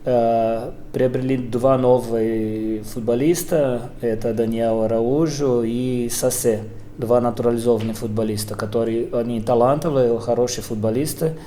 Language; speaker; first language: Russian; non-native, fluent; Portuguese